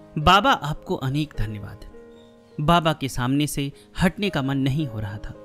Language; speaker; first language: Hindi; native; Hindi